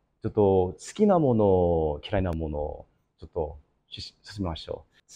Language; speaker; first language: Japanese; non-native, learner; English